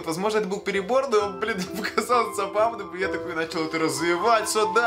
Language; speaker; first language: Russian; native; Russian